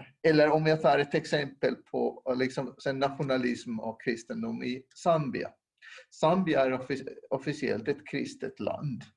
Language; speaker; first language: Swedish; non-native, local second language; Finnish